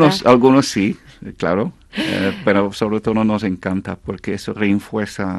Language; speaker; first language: Spanish; non-native, fluent; Dutch